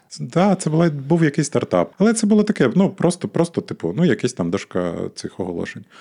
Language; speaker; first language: Ukrainian; non-native, local second language; Russian